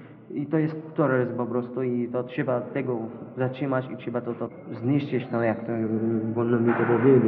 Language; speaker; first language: Polish; non-native, fluent; Arabic